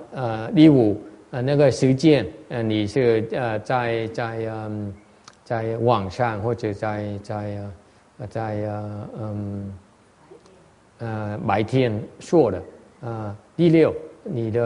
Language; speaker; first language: Chinese; non-native, learner; Vietnamese